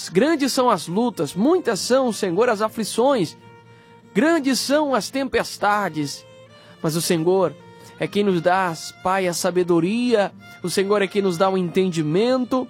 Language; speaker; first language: Portuguese; native; Portuguese